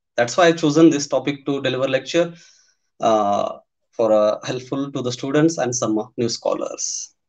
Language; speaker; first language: English; non-native, local second language; Kannada